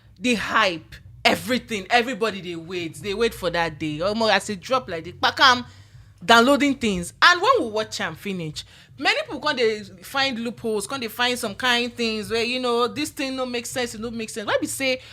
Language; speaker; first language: Nigerian Pidgin; native; Nigerian Pidgin